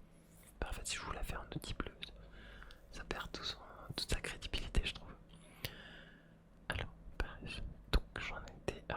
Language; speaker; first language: French; native; French